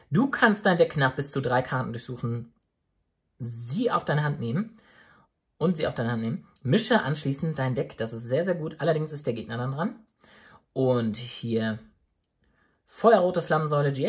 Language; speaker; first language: German; native; German